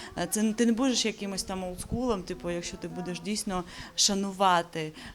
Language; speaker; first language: Ukrainian; non-native, local second language; Crimean Tatar